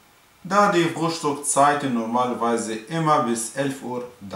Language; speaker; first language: German; non-native, fluent; Arabic